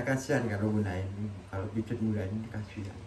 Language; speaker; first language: Indonesian; non-native, local second language; Javanese